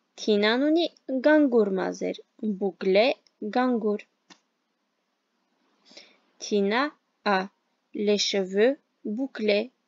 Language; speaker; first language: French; non-native, fluent; Armenian